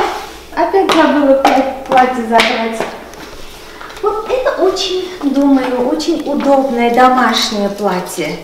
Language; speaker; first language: Russian; non-native, local second language; Armenian